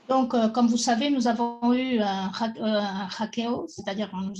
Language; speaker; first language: French; non-native, fluent; Spanish